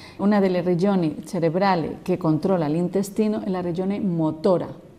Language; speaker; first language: Italian; non-native, learner; Spanish